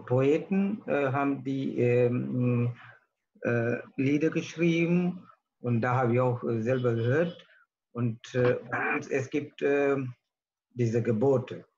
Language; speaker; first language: German; non-native, learner; Tamil